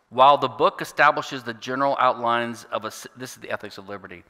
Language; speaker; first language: English; native; English